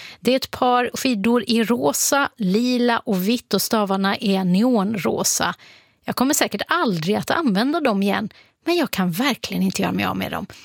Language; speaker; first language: Swedish; native; Swedish